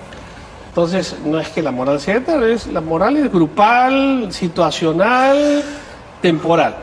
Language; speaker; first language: Spanish; native; Spanish